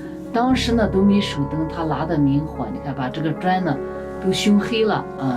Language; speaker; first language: Chinese; native; Chinese